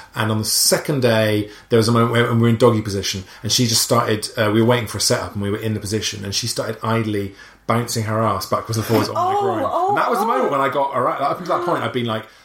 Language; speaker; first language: English; native; English